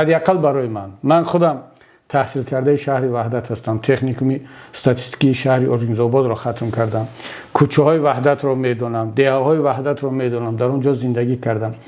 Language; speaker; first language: Persian; native; Persian